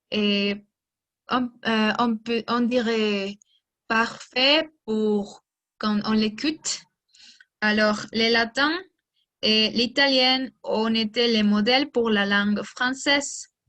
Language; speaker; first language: French; non-native, learner; Spanish